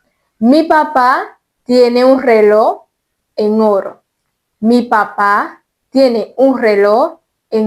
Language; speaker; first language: Spanish; non-native, learner; Haitian Creole